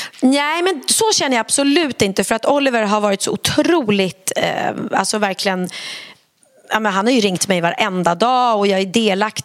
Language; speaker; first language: Swedish; native; Swedish